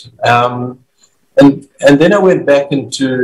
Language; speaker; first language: English; native; English